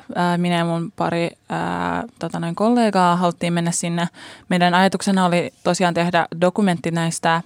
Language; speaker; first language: Finnish; early bilingual, other home language; Persian